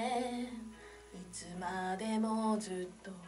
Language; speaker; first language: Japanese; native; Japanese